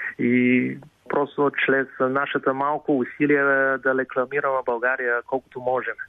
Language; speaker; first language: Bulgarian; non-native, fluent; Chinese